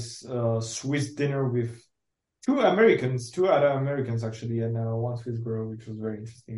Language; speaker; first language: English; non-native, fluent; Czech